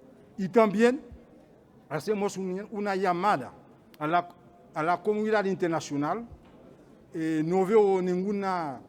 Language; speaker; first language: Spanish; non-native, fluent; Haitian Creole